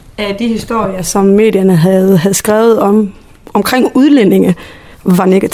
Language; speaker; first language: Danish; early bilingual, other home language; Somali